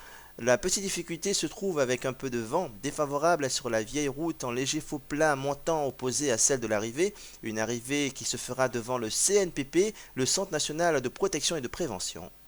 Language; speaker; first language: French; native; French